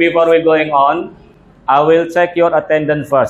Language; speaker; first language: English; non-native, learner; Indonesian